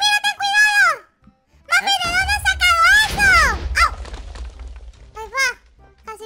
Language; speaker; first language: Spanish; native; Spanish